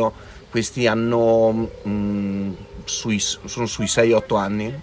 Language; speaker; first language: Italian; native; Italian